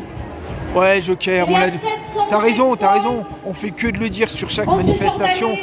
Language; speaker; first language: French; native; French